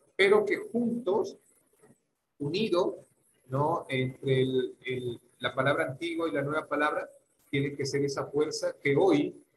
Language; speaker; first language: Spanish; non-native, local second language; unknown